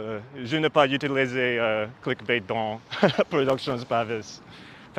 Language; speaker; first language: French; non-native, learner; English